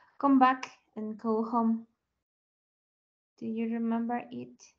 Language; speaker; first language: English; non-native, learner; Spanish